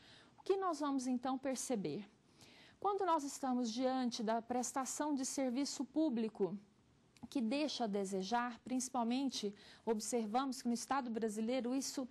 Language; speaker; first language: Portuguese; native; Portuguese